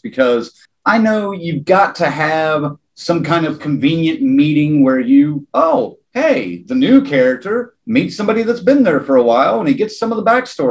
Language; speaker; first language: English; native; English